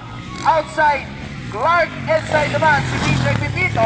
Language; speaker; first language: Filipino; non-native, local second language; Cebuano